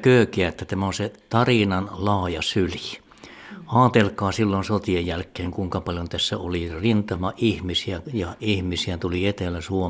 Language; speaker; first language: Finnish; early bilingual, heritage; Finnish